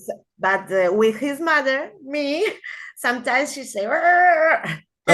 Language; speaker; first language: English; non-native, learner; Spanish